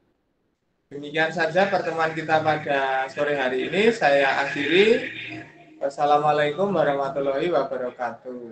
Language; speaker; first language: Indonesian; native; Indonesian